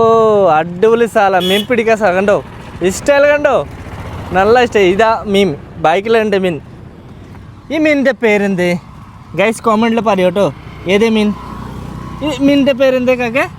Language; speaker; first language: Malayalam; non-native, learner; Bangla